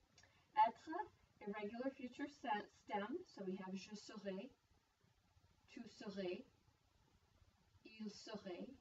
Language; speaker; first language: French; non-native, fluent; English